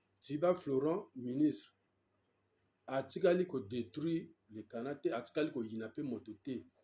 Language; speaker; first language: Lingala; non-native, local second language; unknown